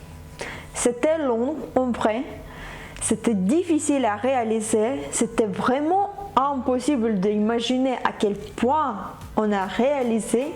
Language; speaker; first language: French; non-native, fluent; Ukrainian